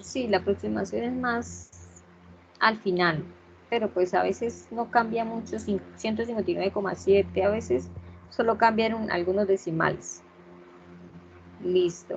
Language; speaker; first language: Spanish; native; Spanish